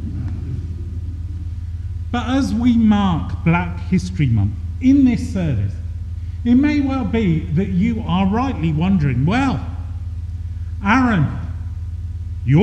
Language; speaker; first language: English; native; English